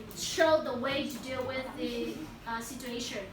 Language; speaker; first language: English; non-native, fluent; Vietnamese